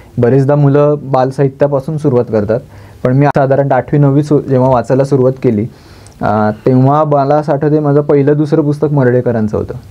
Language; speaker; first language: Marathi; native; Marathi